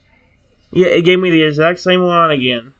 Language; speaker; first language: English; native; English